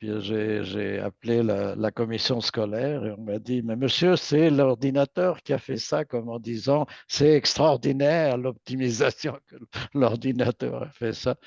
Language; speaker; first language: French; native; French